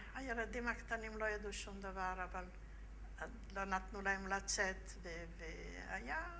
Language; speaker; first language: Hebrew; non-native, fluent; Yiddish